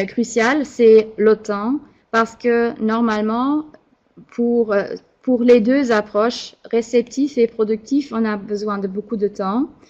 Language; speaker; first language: French; non-native, fluent; German